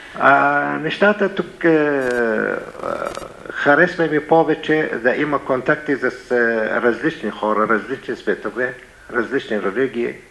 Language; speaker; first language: Bulgarian; non-native, learner; Arabic